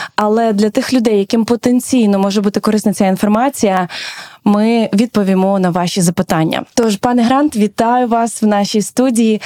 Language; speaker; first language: Ukrainian; native; Ukrainian